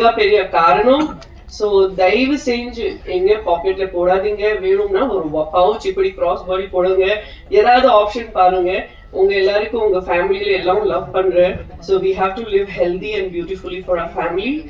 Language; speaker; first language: Tamil; non-native, fluent; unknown